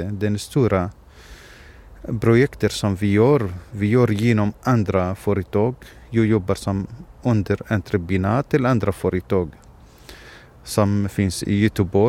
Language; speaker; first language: Swedish; non-native, fluent; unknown